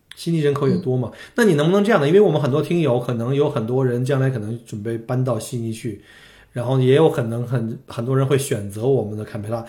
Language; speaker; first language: Chinese; native; Chinese